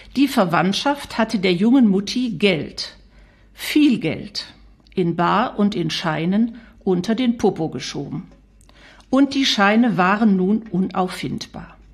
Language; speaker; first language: German; native; German